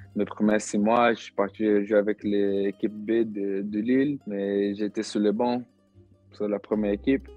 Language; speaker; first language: French; non-native, learner; Portuguese